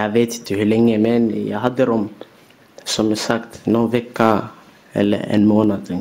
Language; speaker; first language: Swedish; early bilingual, other home language; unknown